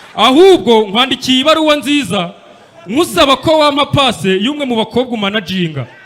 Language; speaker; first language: Kinyarwanda; native; Kinyarwanda